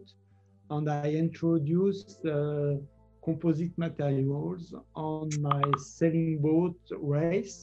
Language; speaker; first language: English; non-native, learner; French